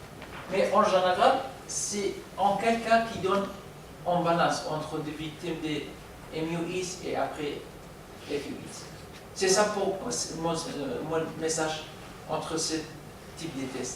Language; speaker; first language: French; non-native, learner; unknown